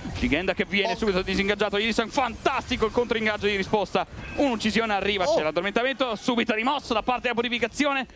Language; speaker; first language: Italian; native; Italian